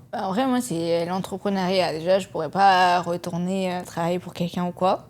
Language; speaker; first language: French; early bilingual, other home language; Persian